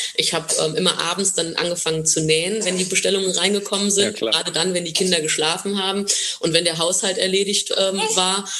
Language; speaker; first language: German; non-native, fluent; Portuguese